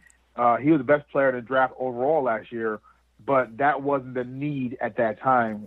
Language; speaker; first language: English; native; English